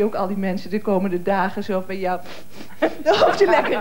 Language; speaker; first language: Dutch; native; Dutch